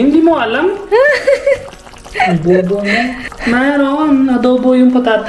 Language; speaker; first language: Filipino; non-native, learner; Punjabi